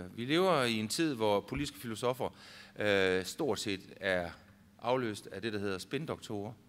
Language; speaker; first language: Danish; native; Danish